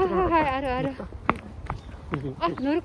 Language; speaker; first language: Japanese; non-native, learner; Filipino